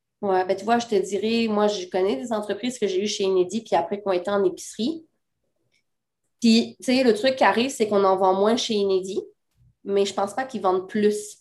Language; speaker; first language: French; native; French